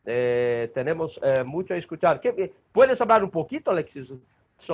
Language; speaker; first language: Spanish; non-native, learner; Portuguese